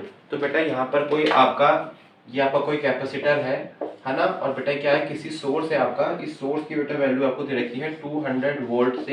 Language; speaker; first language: Hindi; native; Hindi